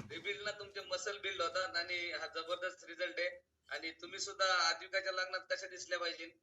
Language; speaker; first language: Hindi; non-native, local second language; Marathi